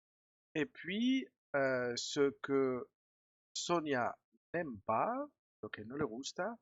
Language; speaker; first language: French; non-native, fluent; Spanish